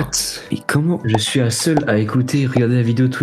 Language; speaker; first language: French; native; French